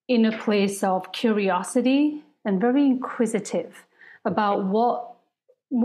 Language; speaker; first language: English; native; English